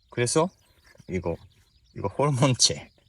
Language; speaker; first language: Korean; non-native, learner; Japanese